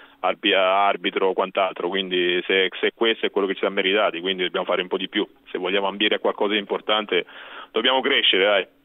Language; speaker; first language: Italian; native; Italian